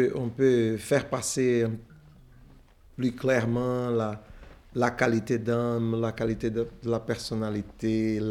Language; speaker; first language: French; non-native, fluent; Portuguese